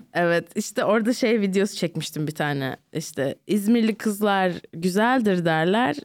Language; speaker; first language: Turkish; native; Turkish